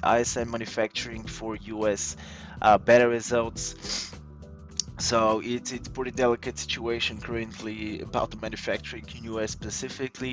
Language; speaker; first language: English; non-native, fluent; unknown